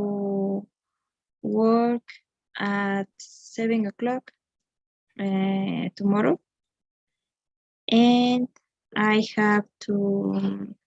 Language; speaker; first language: English; non-native, learner; Spanish